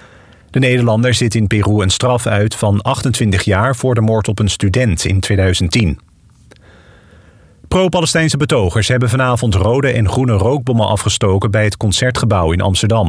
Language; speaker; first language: Dutch; native; Dutch